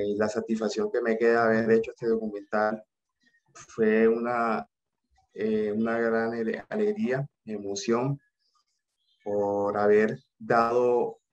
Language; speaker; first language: Spanish; native; Spanish